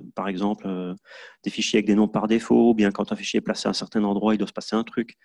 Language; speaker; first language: French; native; French